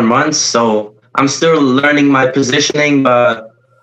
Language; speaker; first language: English; non-native, fluent; Polish